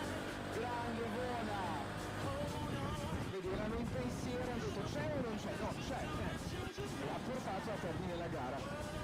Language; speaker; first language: Italian; native; Italian